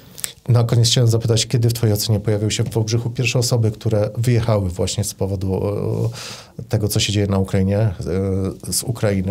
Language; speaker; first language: Polish; native; Polish